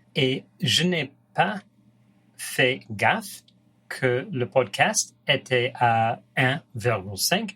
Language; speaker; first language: French; non-native, fluent; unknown